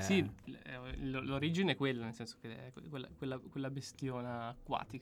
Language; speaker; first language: Italian; native; Italian